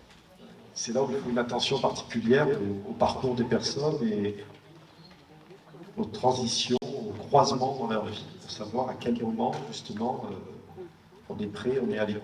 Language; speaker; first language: French; native; French